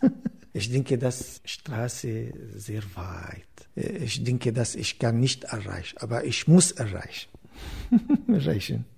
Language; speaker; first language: German; non-native, learner; Arabic